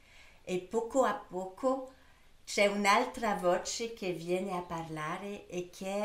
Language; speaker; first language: Italian; early bilingual, heritage; French